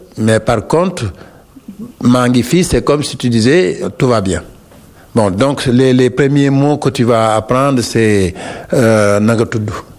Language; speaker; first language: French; non-native, local second language; Wolof